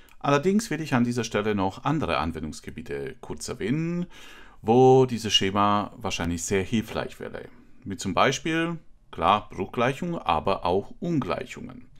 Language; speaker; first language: German; non-native, fluent; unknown